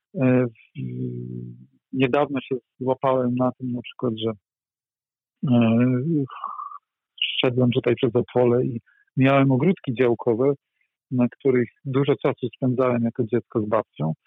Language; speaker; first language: Polish; native; Polish